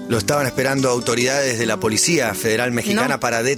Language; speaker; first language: Spanish; native; Spanish